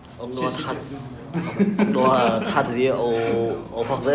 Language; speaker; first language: French; non-native, learner; Vietnamese